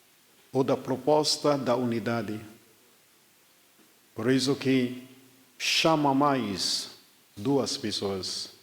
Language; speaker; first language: Portuguese; non-native, fluent; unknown